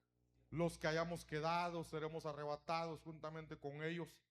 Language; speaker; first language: Spanish; native; Spanish